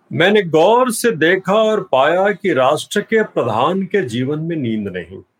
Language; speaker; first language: Hindi; non-native, local second language; Bhojpuri